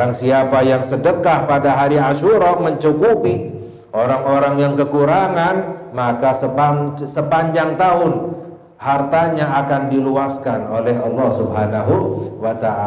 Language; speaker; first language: Indonesian; native; Indonesian